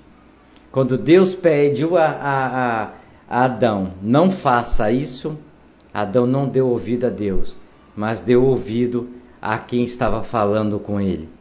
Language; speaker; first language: Portuguese; native; Portuguese